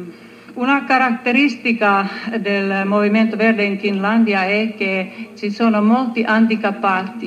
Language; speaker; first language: Italian; non-native, learner; Finnish